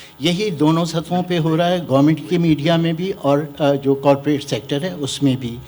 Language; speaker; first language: Urdu; native; Urdu